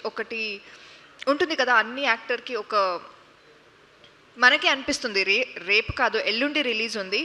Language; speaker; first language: Telugu; non-native, learner; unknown